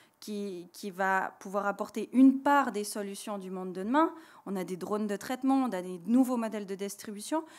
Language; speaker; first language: French; native; French